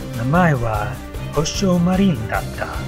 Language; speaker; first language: Japanese; non-native, learner; English